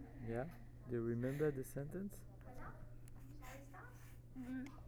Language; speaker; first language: English; non-native, fluent; French